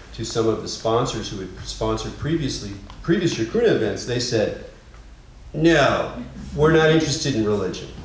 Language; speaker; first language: English; native; English